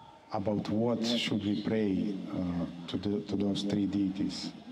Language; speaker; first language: English; non-native, fluent; Romanian